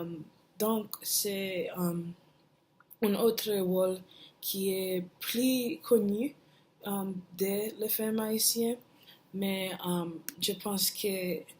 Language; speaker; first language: French; non-native, learner; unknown